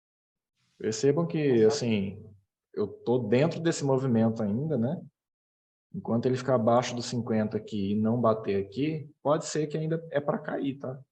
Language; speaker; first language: Portuguese; native; Portuguese